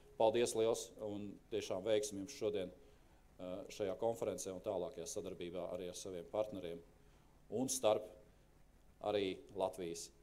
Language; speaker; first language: Latvian; native; Latvian